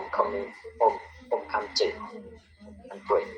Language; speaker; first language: English; non-native, learner; Khmer